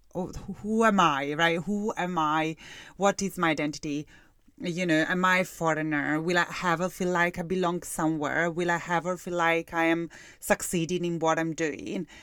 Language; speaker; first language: English; non-native, fluent; Italian